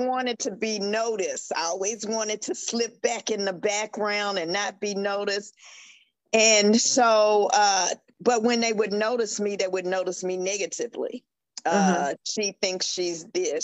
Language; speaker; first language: English; native; English